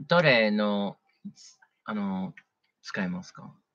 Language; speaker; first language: Japanese; non-native, learner; English